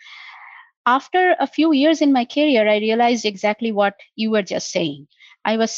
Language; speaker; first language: English; non-native, local second language; Bangla